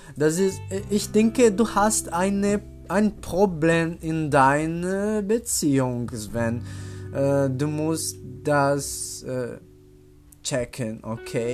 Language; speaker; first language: German; non-native, learner; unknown